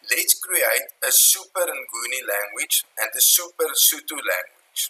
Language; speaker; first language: English; non-native, local second language; Afrikaans